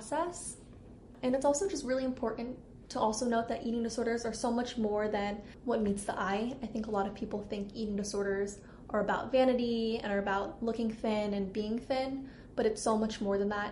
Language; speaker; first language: English; native; English